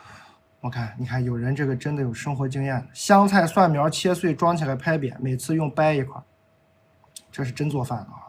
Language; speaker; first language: Chinese; native; Chinese